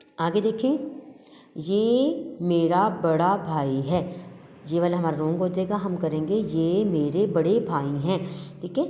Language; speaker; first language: Urdu; native; Urdu